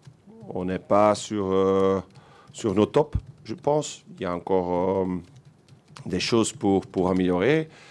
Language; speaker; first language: French; non-native, local second language; Dutch